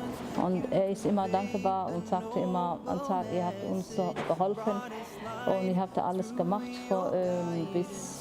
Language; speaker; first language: German; non-native, learner; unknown